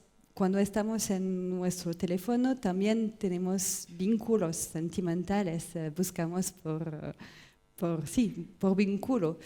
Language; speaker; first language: Spanish; non-native, learner; French